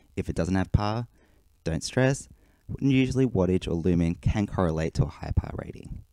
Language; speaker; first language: English; native; English